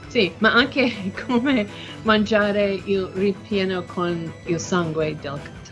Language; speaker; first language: Italian; non-native, learner; English